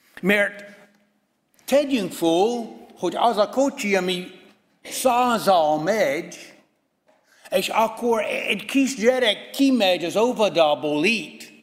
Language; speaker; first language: Hungarian; non-native, fluent; English